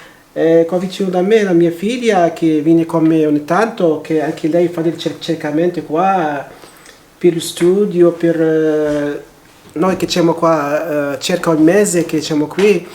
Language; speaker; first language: Italian; non-native, fluent; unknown